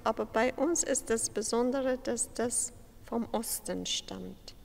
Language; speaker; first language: German; non-native, fluent; Syriac